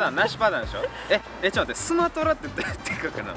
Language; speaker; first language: Indonesian; non-native, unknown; Japanese